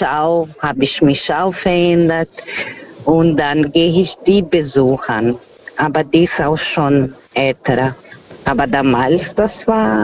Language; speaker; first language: German; non-native, fluent; Portuguese